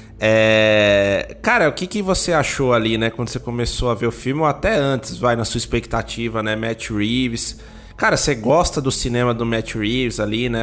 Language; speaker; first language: Portuguese; native; Portuguese